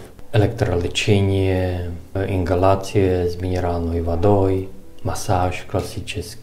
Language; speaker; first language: Russian; non-native, learner; Czech